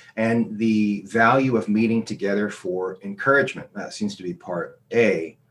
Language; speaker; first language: English; native; English